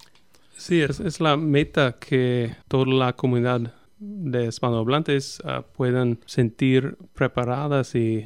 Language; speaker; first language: Spanish; non-native, fluent; English